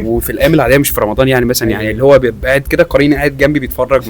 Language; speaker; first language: Arabic; native; Arabic